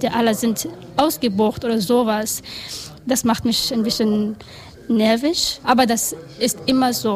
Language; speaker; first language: German; non-native, learner; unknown